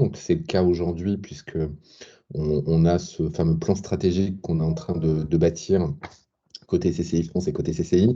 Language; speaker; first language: French; native; French